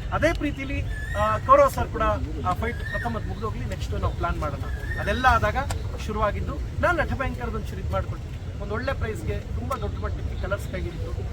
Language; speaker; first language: Kannada; native; Kannada